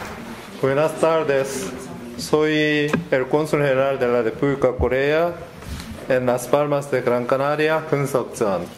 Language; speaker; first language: Spanish; non-native, learner; Korean